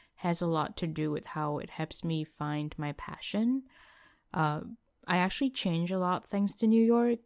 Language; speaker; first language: English; non-native, fluent; Vietnamese